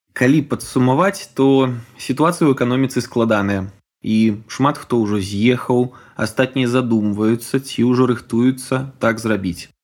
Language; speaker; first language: Belarusian; native; Belarusian